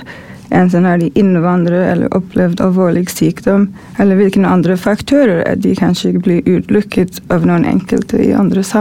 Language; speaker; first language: Norwegian; non-native, fluent; English